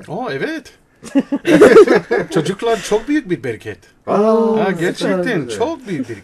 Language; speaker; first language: Turkish; non-native, learner; English